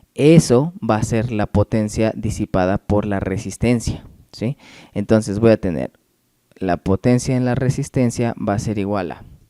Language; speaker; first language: Spanish; native; Spanish